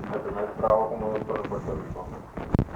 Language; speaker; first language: Spanish; early bilingual, heritage; English